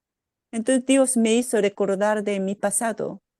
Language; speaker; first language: Spanish; non-native, fluent; Korean